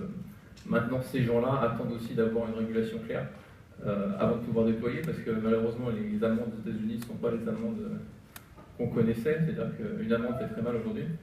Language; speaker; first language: French; native; French